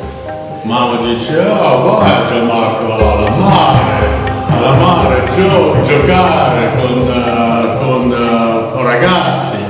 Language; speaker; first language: Italian; non-native, learner; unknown